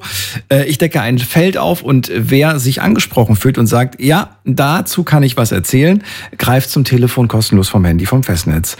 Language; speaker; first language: German; native; German